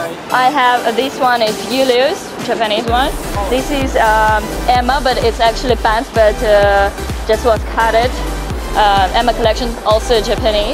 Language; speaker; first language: English; non-native, fluent; Russian